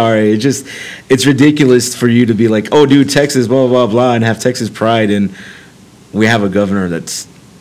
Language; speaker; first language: English; native; English